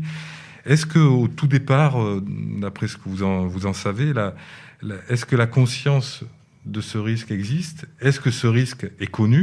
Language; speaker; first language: French; native; French